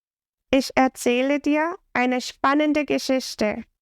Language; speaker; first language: German; non-native, fluent; English